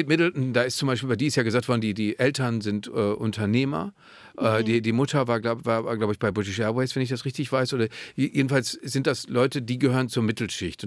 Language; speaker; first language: German; native; German